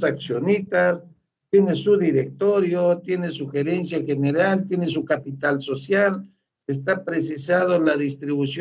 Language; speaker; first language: Spanish; native; Spanish